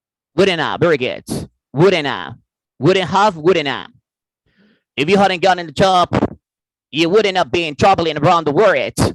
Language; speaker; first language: English; non-native, fluent; Spanish